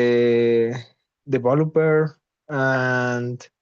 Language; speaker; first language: English; non-native, learner; Spanish